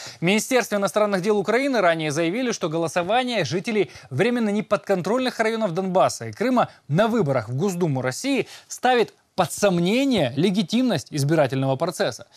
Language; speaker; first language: Russian; native; Russian